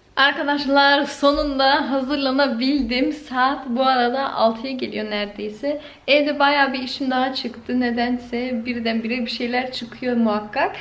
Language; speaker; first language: Turkish; early bilingual, heritage; Turkish